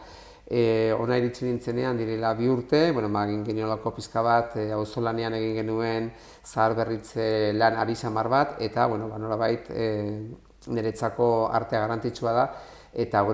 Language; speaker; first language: Basque; non-native, local second language; Spanish